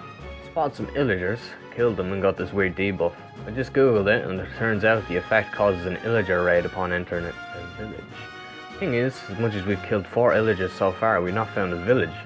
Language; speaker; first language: English; native; English